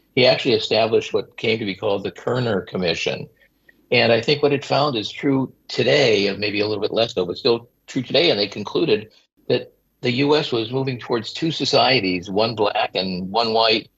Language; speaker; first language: English; native; English